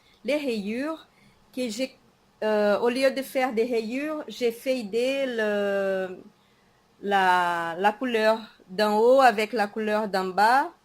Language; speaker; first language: French; non-native, fluent; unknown